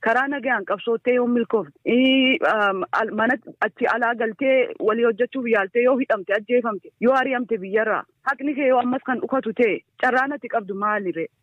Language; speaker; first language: Oromo; native; Oromo